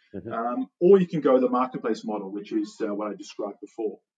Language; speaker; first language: English; non-native, fluent; Dutch